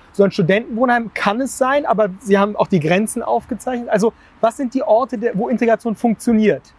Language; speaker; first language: German; native; German